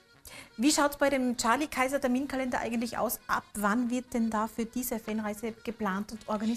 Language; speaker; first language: German; native; German